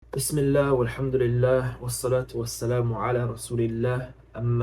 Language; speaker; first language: Arabic; non-native, fluent; English